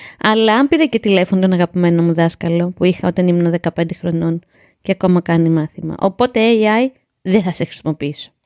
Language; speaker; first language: Greek; native; Greek